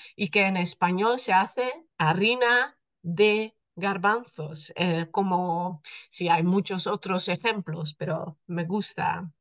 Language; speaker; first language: Spanish; non-native, fluent; Dutch